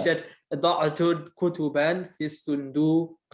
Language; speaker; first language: Arabic; non-native, fluent; English